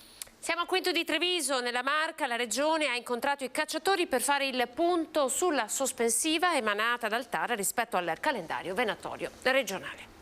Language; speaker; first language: Italian; native; Italian